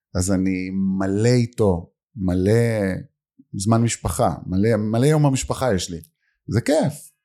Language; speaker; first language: Hebrew; native; Hebrew